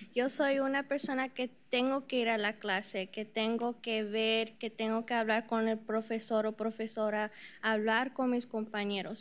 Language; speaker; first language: Spanish; early bilingual, heritage; Spanish